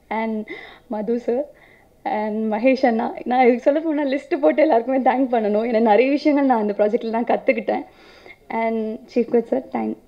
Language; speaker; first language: Tamil; non-native, fluent; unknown